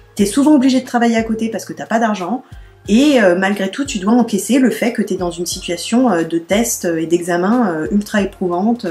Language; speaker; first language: French; native; French